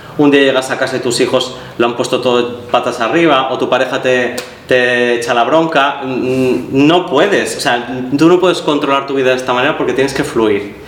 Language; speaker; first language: Spanish; native; Spanish